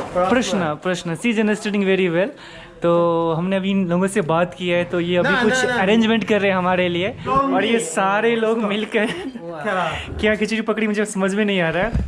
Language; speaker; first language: Hindi; native; Hindi